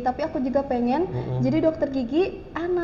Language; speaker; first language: Indonesian; native; Indonesian